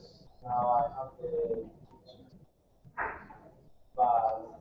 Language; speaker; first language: English; non-native, learner; Spanish